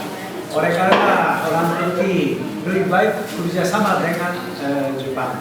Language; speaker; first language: Indonesian; non-native, fluent; Japanese